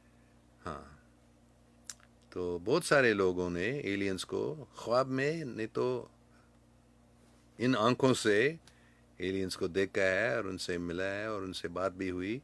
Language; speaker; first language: Hindi; non-native, fluent; English